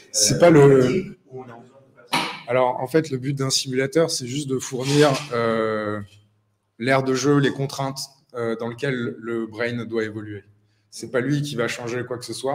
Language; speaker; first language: French; native; French